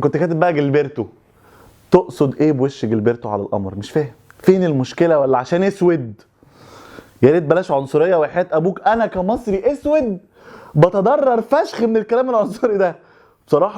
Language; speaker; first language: Arabic; native; Arabic